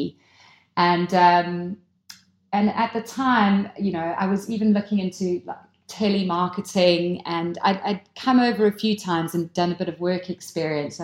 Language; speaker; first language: English; native; English